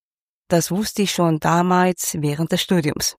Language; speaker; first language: German; non-native, fluent; Cantonese